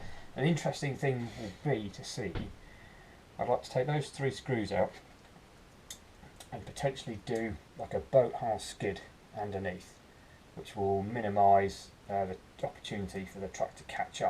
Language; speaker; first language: English; native; English